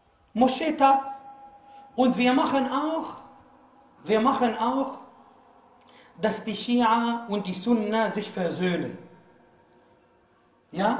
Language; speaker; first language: German; non-native, fluent; Arabic